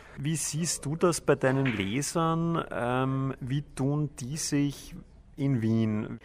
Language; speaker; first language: German; native; German